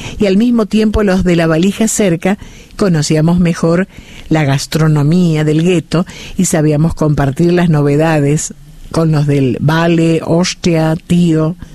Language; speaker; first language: Spanish; native; Spanish